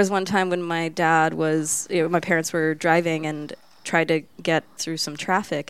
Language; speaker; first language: English; early bilingual, other home language; Spanish